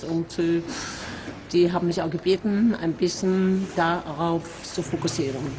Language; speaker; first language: German; non-native, fluent; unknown